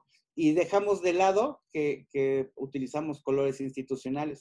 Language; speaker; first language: Spanish; native; Spanish